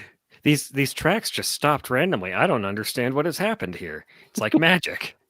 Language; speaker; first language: English; native; English